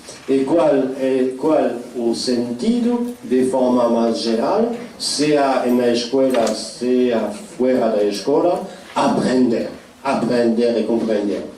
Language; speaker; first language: Portuguese; non-native, fluent; French